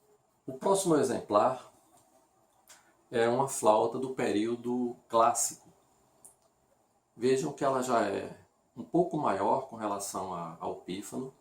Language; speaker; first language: Portuguese; native; Portuguese